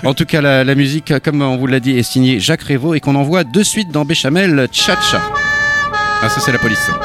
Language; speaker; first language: French; native; French